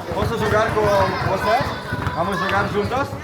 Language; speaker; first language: Portuguese; non-native, learner; Polish